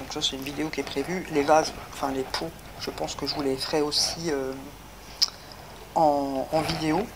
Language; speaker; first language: French; native; French